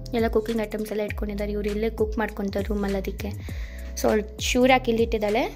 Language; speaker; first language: Kannada; non-native, local second language; Telugu